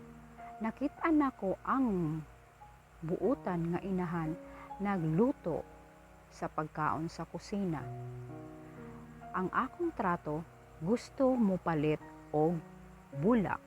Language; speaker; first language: Cebuano; non-native, learner; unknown